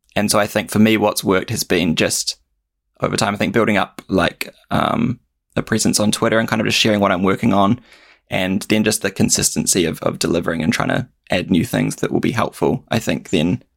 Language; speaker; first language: English; native; English